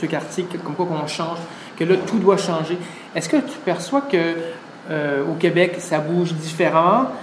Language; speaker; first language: French; native; French